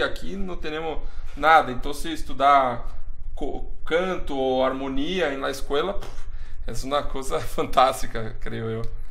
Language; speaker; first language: Spanish; non-native, fluent; Portuguese